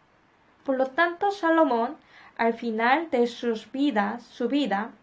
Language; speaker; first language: Spanish; non-native, fluent; Korean